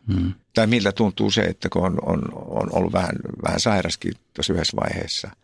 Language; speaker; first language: Finnish; native; Finnish